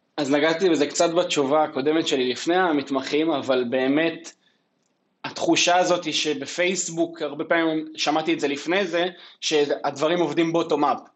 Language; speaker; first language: Hebrew; native; Hebrew